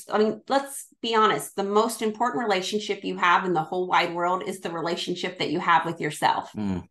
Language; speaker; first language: English; native; English